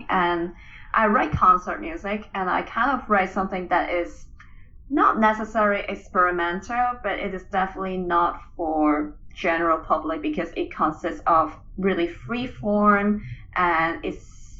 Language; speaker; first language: English; non-native, local second language; Cantonese